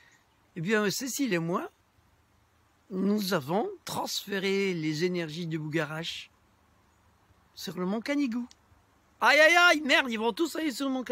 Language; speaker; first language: French; native; French